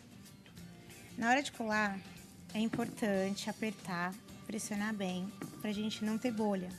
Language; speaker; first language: Portuguese; native; Portuguese